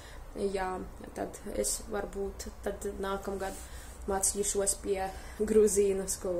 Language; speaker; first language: Latvian; non-native, fluent; Russian